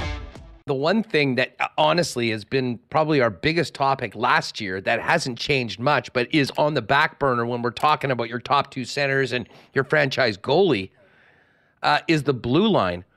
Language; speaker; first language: English; native; English